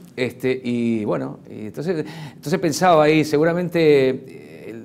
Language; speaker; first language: Spanish; native; Spanish